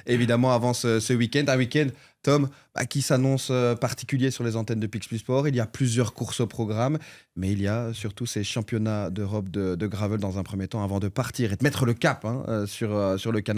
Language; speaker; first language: French; native; French